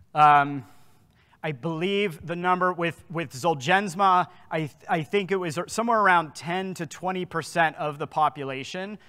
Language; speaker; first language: English; native; English